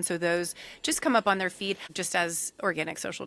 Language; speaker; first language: English; native; English